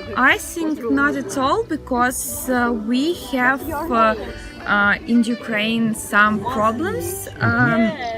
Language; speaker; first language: English; non-native, learner; Ukrainian